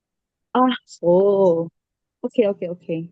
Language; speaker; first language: Indonesian; native; Indonesian